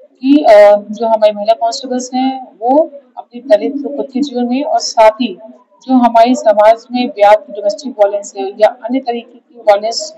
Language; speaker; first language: Hindi; native; Hindi